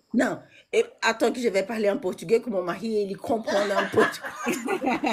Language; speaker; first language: French; non-native, learner; Portuguese